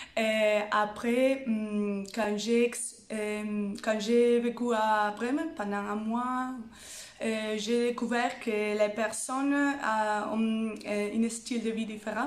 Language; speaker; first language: French; non-native, fluent; Spanish